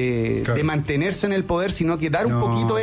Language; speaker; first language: Spanish; native; Spanish